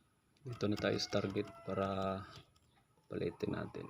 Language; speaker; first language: Filipino; non-native, local second language; Waray